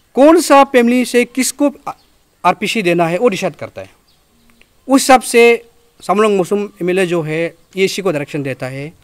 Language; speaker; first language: Hindi; non-native, local second language; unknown